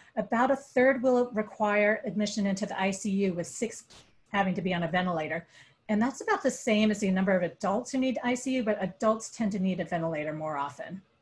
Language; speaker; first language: English; native; English